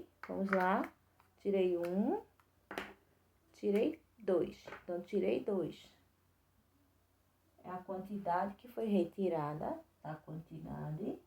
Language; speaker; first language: Portuguese; native; Portuguese